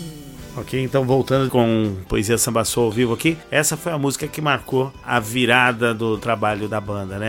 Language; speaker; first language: Portuguese; native; Portuguese